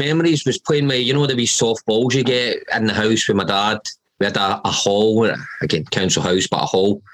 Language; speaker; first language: English; native; English